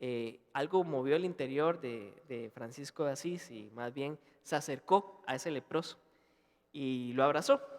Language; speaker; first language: Spanish; native; Spanish